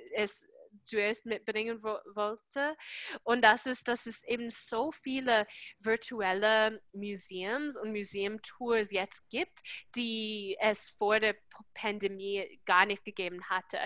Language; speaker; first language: German; non-native, fluent; English